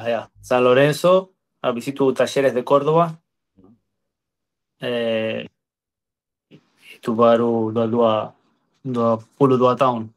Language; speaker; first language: Indonesian; non-native, fluent; Spanish